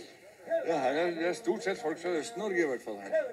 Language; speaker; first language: Norwegian; native; Norwegian